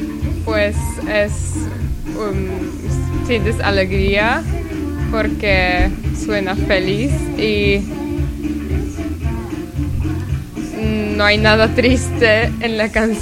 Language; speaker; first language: Spanish; non-native, fluent; Czech